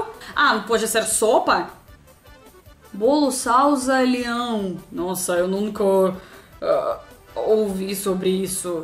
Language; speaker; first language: Portuguese; non-native, learner; Russian